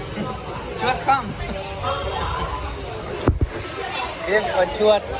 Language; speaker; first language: Vietnamese; non-native, learner; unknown